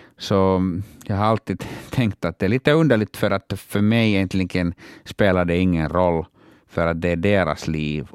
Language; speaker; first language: Swedish; non-native, local second language; Finnish